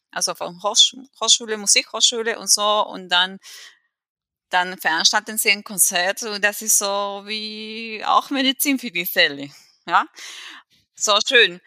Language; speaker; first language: German; non-native, fluent; Spanish